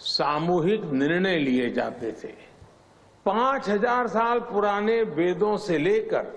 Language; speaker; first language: Hindi; native; Hindi